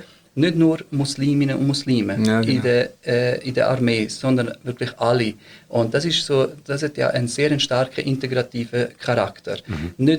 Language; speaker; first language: German; early bilingual, other home language; Bosnian